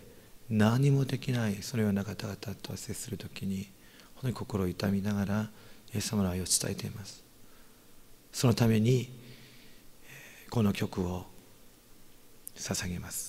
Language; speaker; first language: Japanese; non-native, fluent; Korean